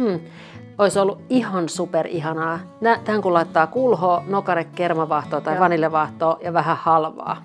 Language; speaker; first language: Finnish; native; Finnish